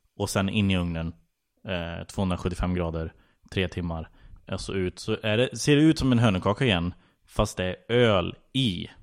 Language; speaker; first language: Swedish; native; Swedish